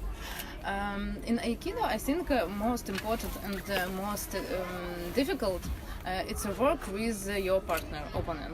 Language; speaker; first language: English; non-native, learner; Russian